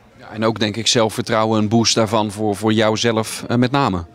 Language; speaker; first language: Dutch; native; Dutch